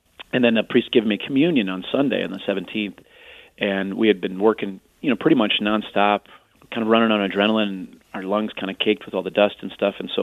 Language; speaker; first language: English; native; English